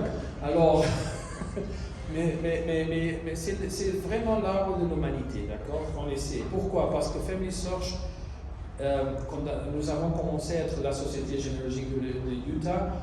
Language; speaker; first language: French; non-native, fluent; Portuguese